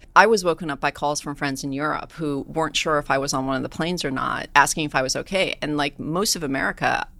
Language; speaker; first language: English; early bilingual, other home language; Persian